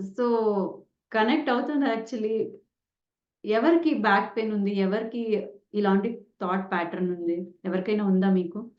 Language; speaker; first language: Telugu; non-native, local second language; Kannada